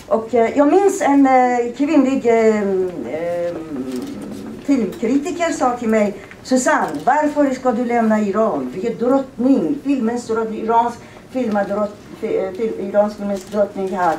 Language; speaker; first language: Swedish; non-native, fluent; Persian